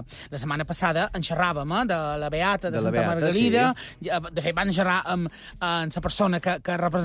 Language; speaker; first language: Catalan; native; Catalan